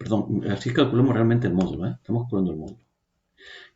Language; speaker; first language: Spanish; native; Spanish